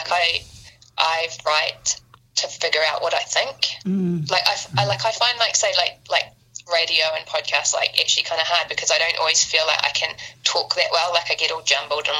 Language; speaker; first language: English; native; English